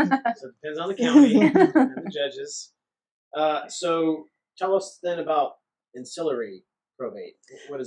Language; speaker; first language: English; native; English